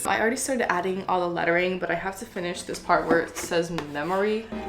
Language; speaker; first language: English; native; English